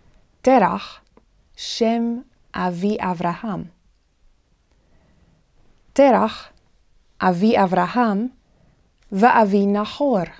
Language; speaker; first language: Hebrew; non-native, fluent; English